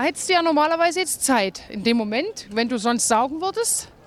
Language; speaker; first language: German; native; German